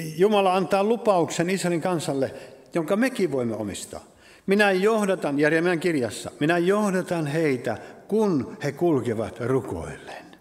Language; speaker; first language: Finnish; native; Finnish